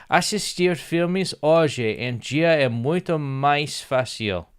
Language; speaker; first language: Portuguese; non-native, learner; English